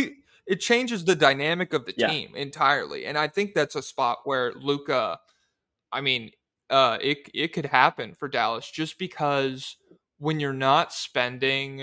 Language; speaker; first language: English; native; English